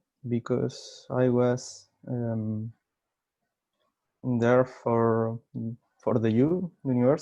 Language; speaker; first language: English; non-native, learner; Spanish